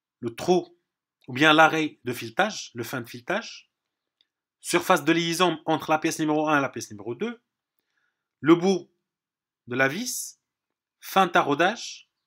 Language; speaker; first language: French; non-native, local second language; Arabic